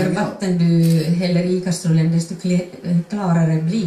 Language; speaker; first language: Swedish; non-native, fluent; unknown